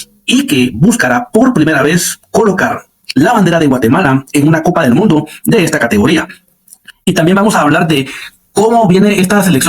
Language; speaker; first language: Spanish; native; Spanish